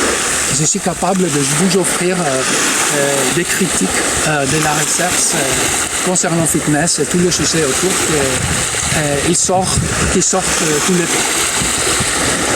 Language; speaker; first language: French; non-native, fluent; Greek